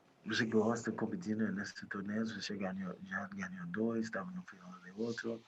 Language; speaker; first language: Portuguese; non-native, fluent; English